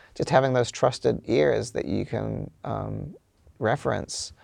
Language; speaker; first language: English; native; English